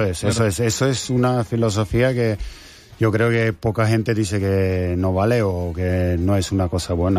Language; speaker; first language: Spanish; non-native, fluent; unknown